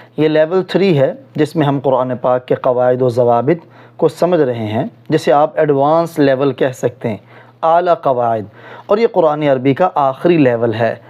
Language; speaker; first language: Urdu; non-native, local second language; Punjabi